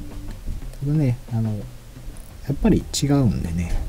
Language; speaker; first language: Japanese; native; Japanese